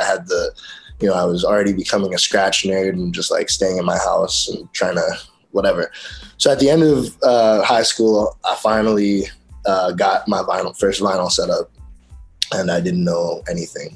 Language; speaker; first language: English; native; English